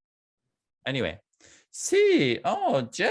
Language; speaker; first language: Spanish; non-native, fluent; English